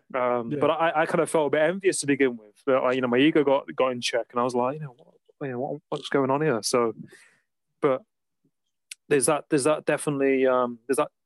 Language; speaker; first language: English; native; English